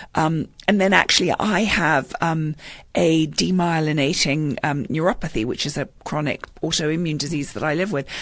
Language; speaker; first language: English; native; English